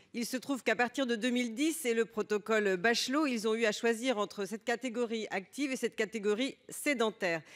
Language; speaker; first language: French; native; French